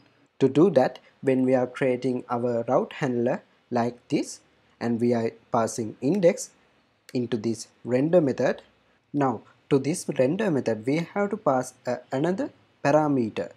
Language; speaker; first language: English; non-native, fluent; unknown